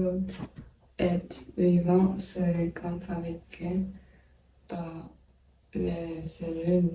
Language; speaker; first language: French; non-native, learner; Chinese